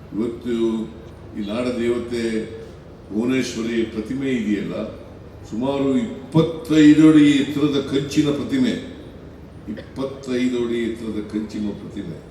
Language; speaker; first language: Kannada; native; Kannada